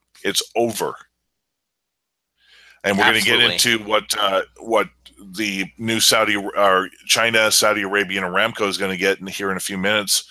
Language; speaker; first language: English; native; English